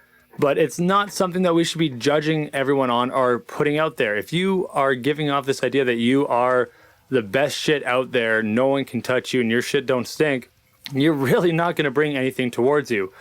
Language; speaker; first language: English; native; English